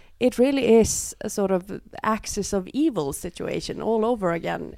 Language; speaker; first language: English; non-native, fluent; Swedish